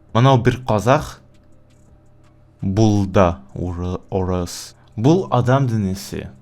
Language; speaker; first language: Kazakh; non-native, learner; Tatar